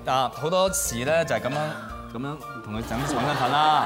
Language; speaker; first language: Cantonese; native; Cantonese